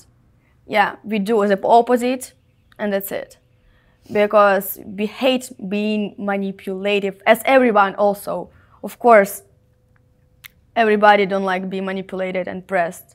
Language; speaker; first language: English; non-native, fluent; Ukrainian